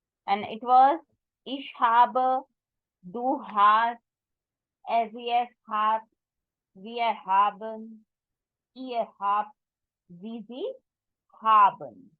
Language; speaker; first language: German; non-native, learner; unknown